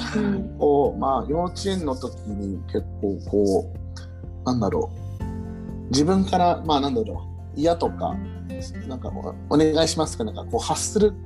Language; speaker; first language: Japanese; early bilingual, heritage; English